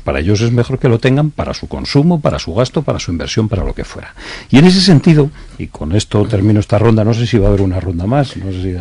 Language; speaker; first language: Spanish; native; Spanish